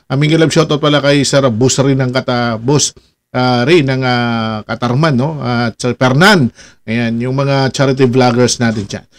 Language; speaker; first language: Filipino; non-native, local second language; Waray